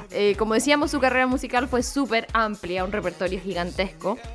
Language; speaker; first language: Spanish; native; Spanish